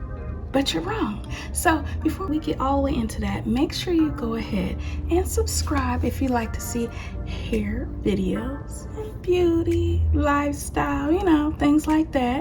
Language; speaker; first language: English; native; English